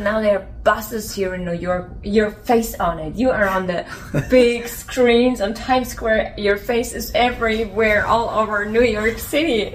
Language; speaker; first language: English; non-native, fluent; German